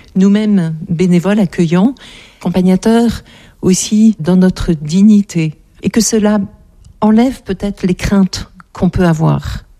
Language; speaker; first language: French; native; French